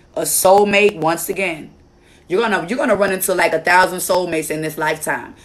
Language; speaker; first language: English; native; English